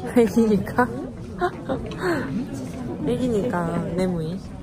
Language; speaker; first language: Japanese; non-native, fluent; Korean